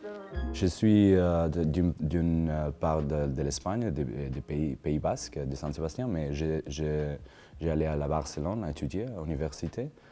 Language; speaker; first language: French; non-native, learner; Spanish